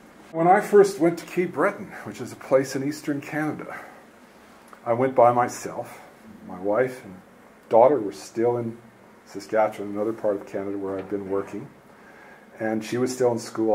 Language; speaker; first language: English; native; English